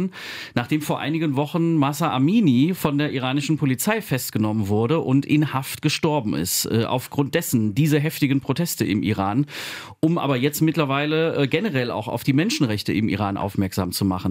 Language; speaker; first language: German; native; German